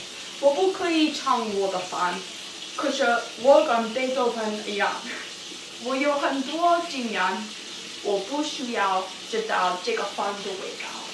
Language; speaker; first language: Chinese; non-native, learner; English